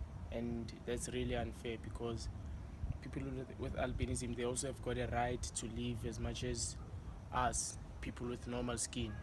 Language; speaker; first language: English; non-native, local second language; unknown